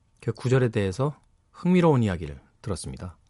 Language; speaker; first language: Korean; native; Korean